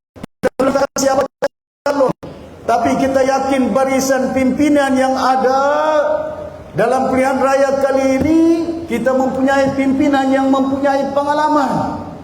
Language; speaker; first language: Malay; native; Malay